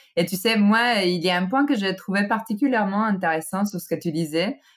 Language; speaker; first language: French; non-native, fluent; Spanish